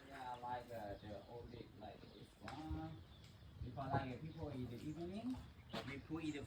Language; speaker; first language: English; non-native, learner; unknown